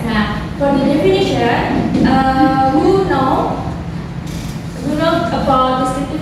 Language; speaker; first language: English; non-native, learner; Indonesian